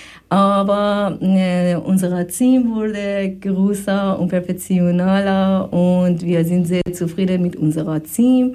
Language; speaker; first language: German; non-native, fluent; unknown